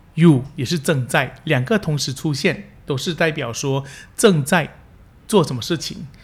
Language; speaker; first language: Chinese; early bilingual, heritage; Chinese